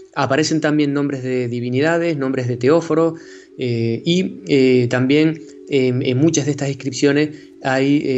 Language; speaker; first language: Spanish; native; Spanish